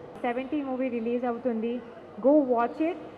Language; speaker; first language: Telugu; non-native, learner; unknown